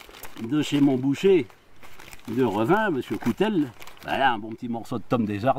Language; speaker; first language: French; native; French